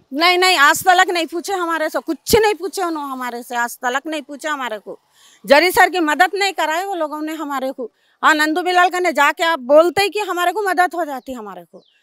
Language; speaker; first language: Hindi; native; Hindi